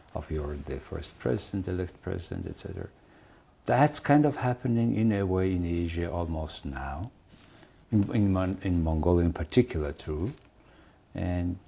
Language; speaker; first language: English; non-native, fluent; Mongolian